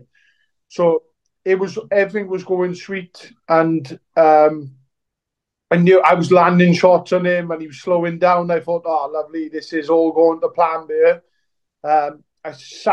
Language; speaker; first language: English; native; English